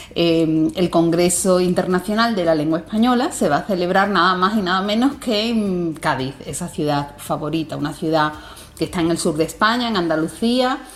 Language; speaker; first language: Spanish; native; Spanish